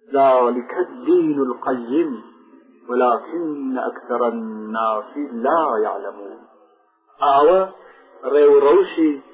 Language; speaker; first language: Central Kurdish; non-native, local second language; Gurani